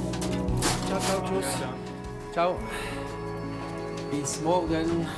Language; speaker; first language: German; non-native, learner; French